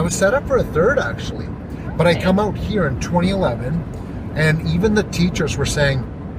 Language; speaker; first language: English; native; English